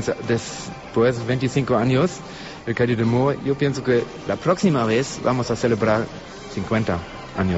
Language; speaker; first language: Spanish; non-native, fluent; German